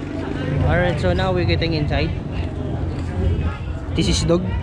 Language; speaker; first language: English; non-native, local second language; Filipino